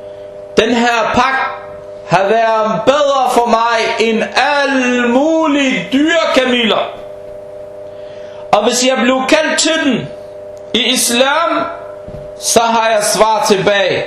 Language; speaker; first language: Danish; early bilingual, heritage; Danish